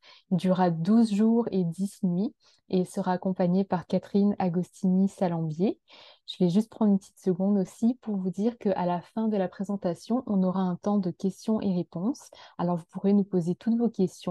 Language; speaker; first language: French; native; French